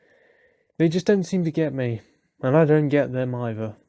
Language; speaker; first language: English; native; English